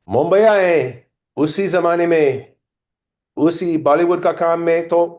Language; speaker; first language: Hindi; non-native, learner; English